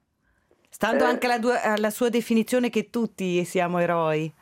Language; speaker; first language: Italian; native; Italian